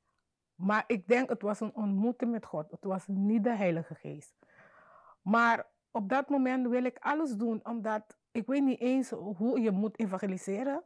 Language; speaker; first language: Dutch; non-native, fluent; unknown